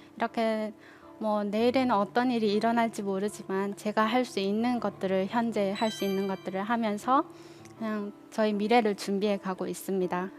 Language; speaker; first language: Korean; native; Korean